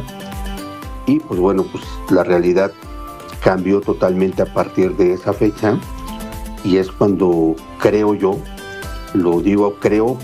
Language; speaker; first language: Spanish; native; Spanish